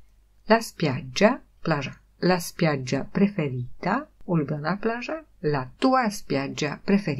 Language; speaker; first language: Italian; non-native, fluent; Polish